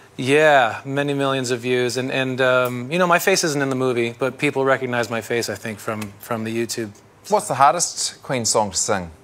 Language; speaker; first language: English; native; English